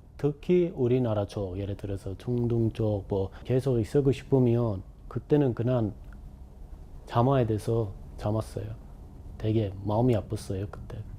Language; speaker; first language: Korean; non-native, fluent; Persian